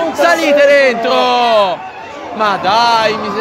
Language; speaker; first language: Italian; native; Italian